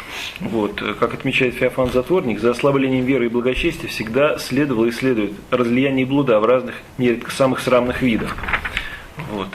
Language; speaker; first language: Russian; native; Russian